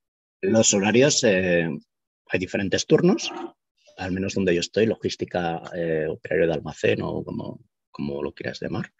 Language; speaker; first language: Spanish; native; Spanish